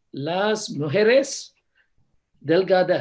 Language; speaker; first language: Spanish; non-native, learner; English